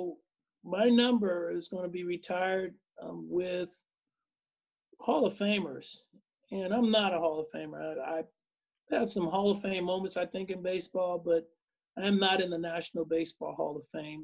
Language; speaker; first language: English; native; English